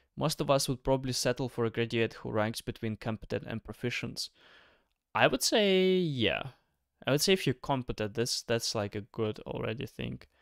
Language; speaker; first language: English; non-native, fluent; Ukrainian